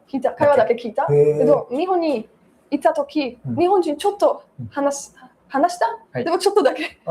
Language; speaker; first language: Japanese; non-native, learner; Slovak